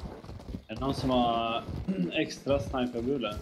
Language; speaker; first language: Swedish; native; Swedish